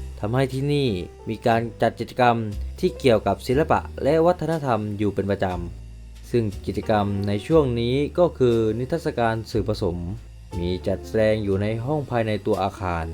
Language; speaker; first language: Thai; native; Thai